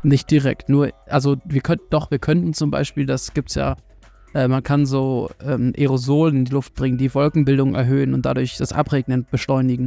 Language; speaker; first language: German; native; German